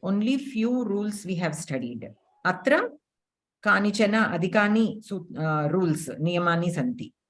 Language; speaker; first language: English; non-native, local second language; Telugu